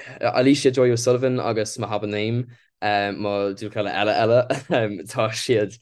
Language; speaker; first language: Irish; non-native, local second language; English